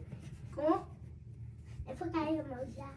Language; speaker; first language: Dutch; early bilingual, other home language; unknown